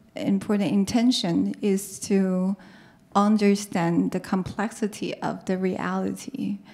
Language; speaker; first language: English; non-native, fluent; Chinese